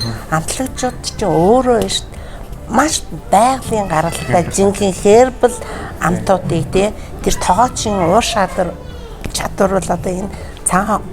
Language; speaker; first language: Mongolian; native; Mongolian